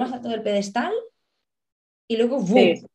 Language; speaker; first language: Spanish; native; Spanish